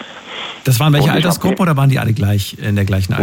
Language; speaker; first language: German; native; German